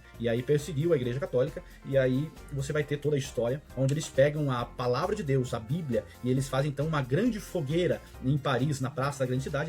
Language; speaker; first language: Portuguese; native; Portuguese